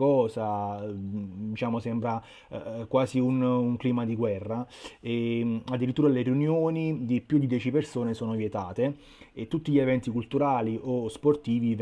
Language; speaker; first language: Italian; native; Italian